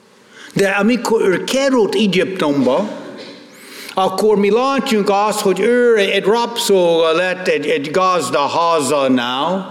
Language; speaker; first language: Hungarian; non-native, fluent; English